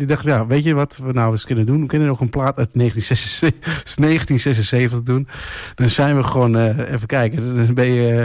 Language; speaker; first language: Dutch; native; Dutch